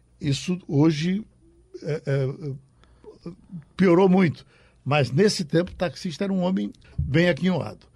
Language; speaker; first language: Portuguese; native; Portuguese